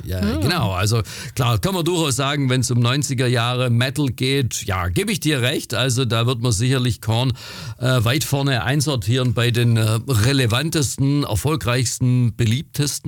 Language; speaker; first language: German; native; German